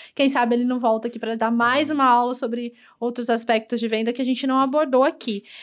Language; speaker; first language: Portuguese; native; Portuguese